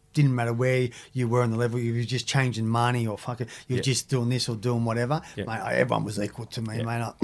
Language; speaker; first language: English; native; English